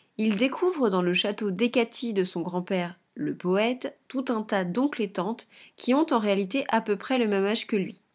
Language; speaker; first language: French; native; French